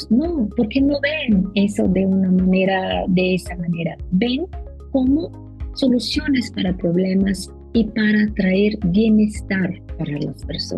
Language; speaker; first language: Spanish; non-native, fluent; Portuguese